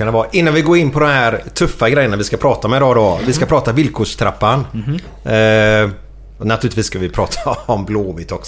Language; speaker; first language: Swedish; native; Swedish